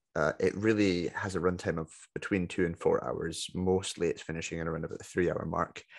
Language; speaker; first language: English; native; English